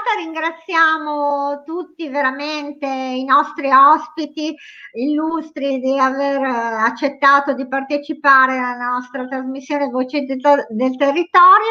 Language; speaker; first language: Italian; native; Italian